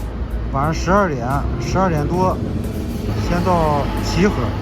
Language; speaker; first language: Chinese; native; Chinese